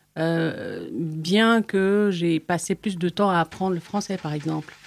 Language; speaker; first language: French; non-native, fluent; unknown